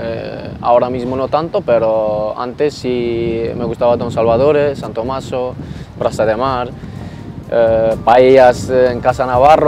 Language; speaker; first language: Spanish; non-native, fluent; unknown